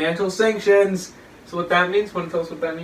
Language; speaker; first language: English; native; English